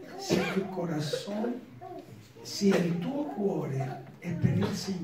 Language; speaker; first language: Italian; non-native, learner; Spanish